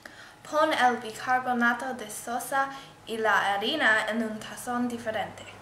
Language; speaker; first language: Spanish; non-native, learner; English